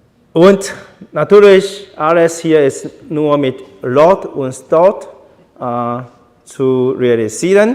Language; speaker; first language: German; non-native, learner; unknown